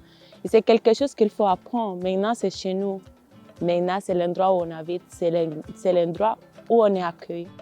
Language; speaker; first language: French; non-native, fluent; Spanish